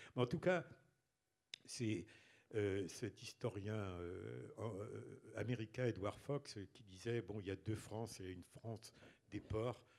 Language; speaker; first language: French; native; French